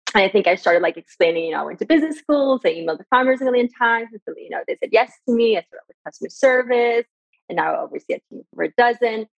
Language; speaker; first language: English; early bilingual, other home language; Persian